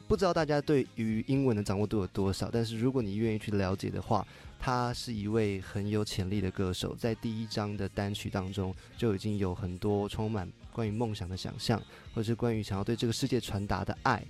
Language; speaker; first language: Chinese; native; Chinese